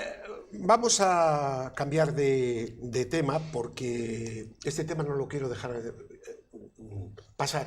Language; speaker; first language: Spanish; native; Spanish